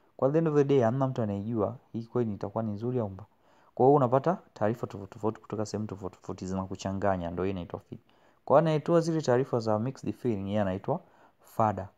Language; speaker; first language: Swahili; native; Swahili